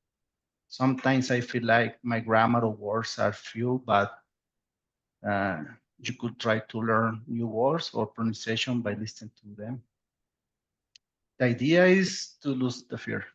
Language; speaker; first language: English; non-native, learner; Spanish